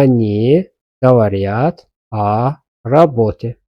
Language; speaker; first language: Russian; non-native, fluent; Azerbaijani